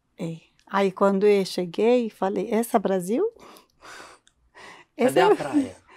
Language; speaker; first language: Portuguese; non-native, learner; Arabic